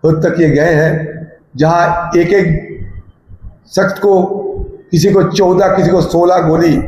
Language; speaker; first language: Hindi; non-native, local second language; Bangla